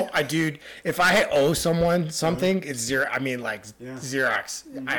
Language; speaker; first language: English; native; English